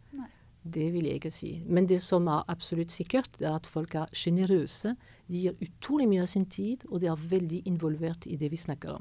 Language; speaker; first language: Norwegian; non-native, fluent; French